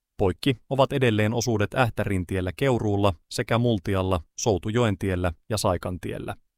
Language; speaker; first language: Finnish; native; Finnish